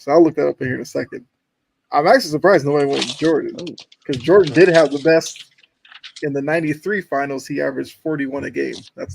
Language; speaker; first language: English; native; English